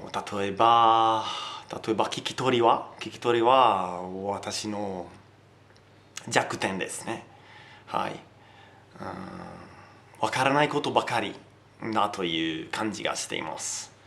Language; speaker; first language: Japanese; non-native, learner; Italian